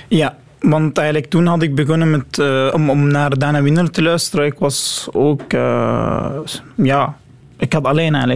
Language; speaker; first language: Dutch; non-native, learner; Arabic